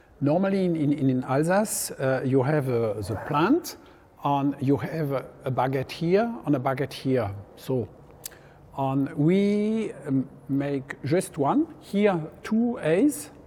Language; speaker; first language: English; non-native, learner; French